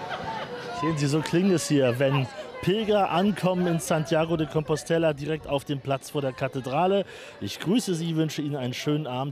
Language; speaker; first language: German; native; German